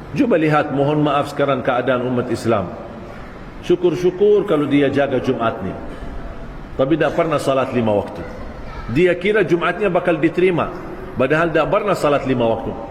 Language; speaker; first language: Malay; non-native, fluent; Arabic